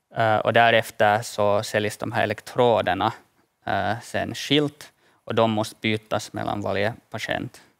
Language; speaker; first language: Swedish; native; Swedish